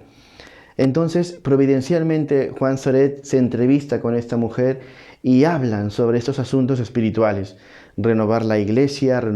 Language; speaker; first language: Spanish; native; Spanish